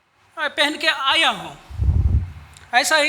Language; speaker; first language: Hindi; non-native, local second language; Kannada